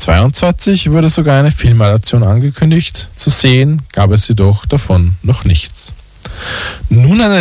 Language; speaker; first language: German; native; German